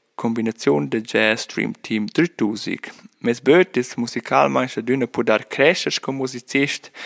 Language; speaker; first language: German; native; German